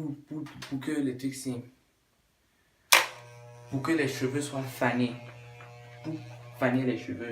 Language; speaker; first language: French; non-native, local second language; English